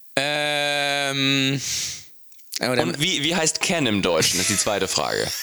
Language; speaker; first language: German; native; German